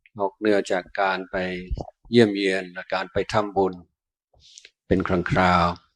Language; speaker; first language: Thai; non-native, fluent; English